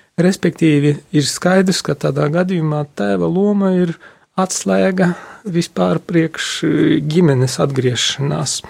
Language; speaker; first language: Latvian; non-native, local second language; Polish